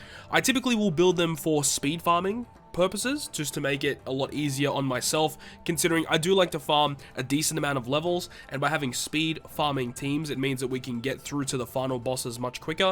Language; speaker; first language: English; native; English